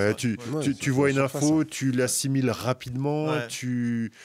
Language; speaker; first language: French; native; French